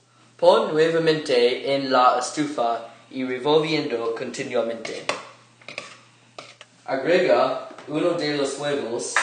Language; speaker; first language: Spanish; non-native, learner; English